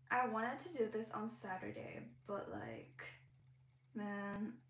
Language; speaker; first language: English; non-native, local second language; Cantonese